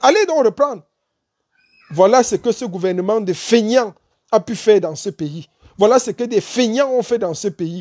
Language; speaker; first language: French; native; French